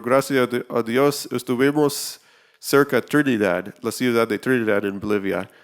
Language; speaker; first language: Spanish; non-native, learner; English